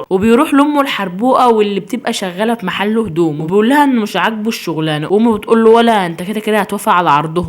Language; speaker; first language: Arabic; native; Arabic